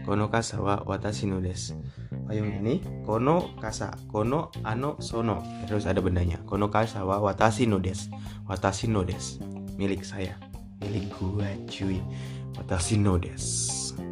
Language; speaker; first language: Japanese; non-native, fluent; Indonesian